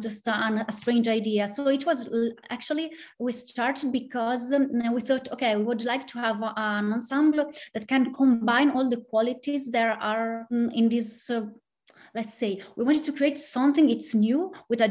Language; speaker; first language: English; non-native, fluent; Italian